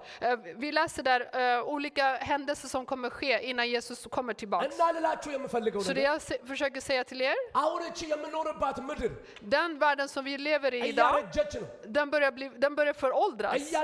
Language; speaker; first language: Swedish; non-native, fluent; Amharic